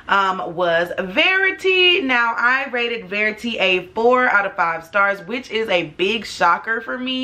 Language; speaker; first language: English; native; English